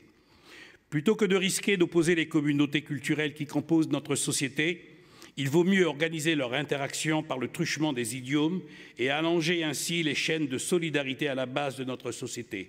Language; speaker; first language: French; native; French